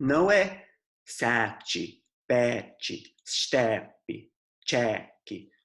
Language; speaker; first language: Portuguese; non-native, fluent; English